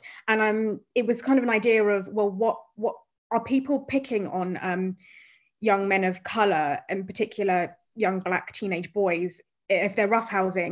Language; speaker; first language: English; native; English